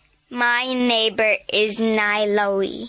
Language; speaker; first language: English; non-native, learner; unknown